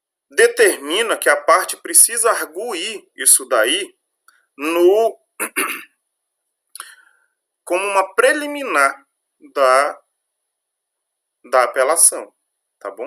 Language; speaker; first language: Portuguese; native; Portuguese